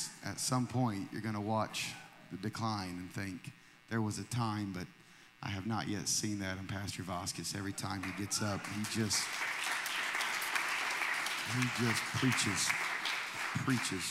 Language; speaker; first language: English; native; English